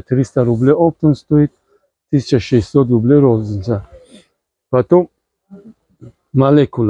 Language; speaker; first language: Russian; non-native, learner; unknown